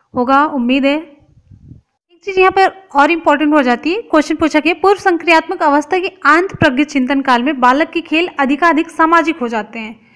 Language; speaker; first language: Hindi; native; Hindi